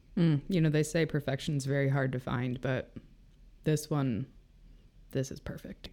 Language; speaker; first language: English; native; English